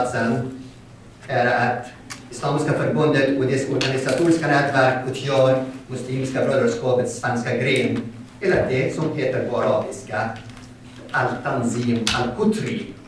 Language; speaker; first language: Swedish; non-native, fluent; Arabic